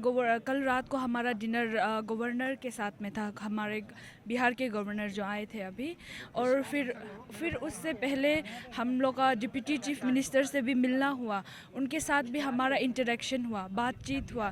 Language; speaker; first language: Hindi; non-native, local second language; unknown